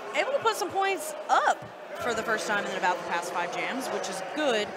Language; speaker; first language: English; native; English